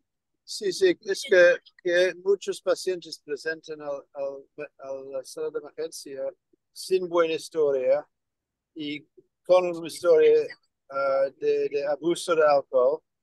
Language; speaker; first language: Spanish; non-native, learner; English